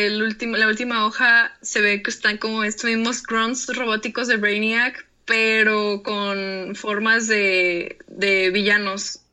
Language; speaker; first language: Spanish; native; Spanish